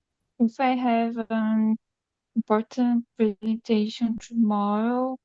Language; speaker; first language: English; non-native, learner; Portuguese